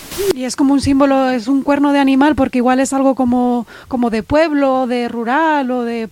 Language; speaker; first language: Spanish; native; Spanish